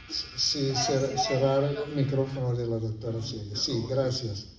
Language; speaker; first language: Spanish; non-native, fluent; Papiamento